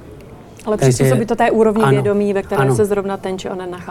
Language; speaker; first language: Czech; native; Czech